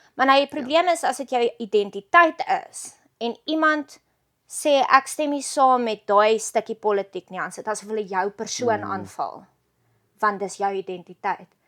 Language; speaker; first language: Afrikaans; native; Afrikaans